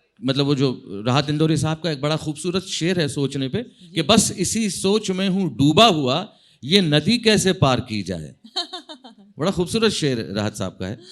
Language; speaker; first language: Hindi; non-native, local second language; Marathi